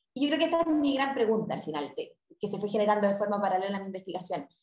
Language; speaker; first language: Spanish; native; Spanish